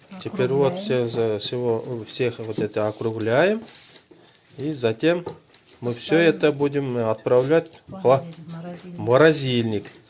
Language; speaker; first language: Russian; non-native, local second language; Kyrgyz